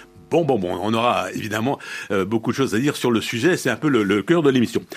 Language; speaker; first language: French; native; French